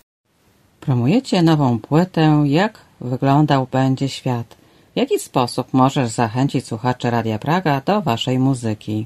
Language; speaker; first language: Polish; native; Polish